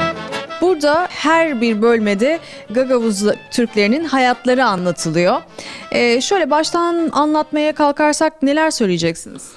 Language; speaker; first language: Turkish; native; Turkish